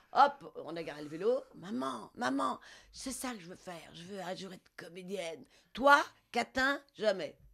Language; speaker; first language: French; non-native, local second language; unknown